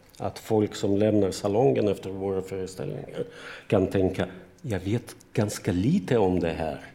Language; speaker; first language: Swedish; non-native, fluent; Russian